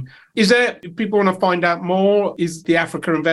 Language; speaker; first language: English; native; English